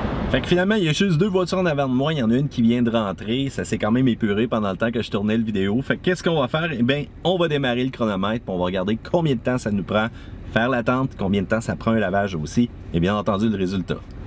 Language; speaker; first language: French; native; French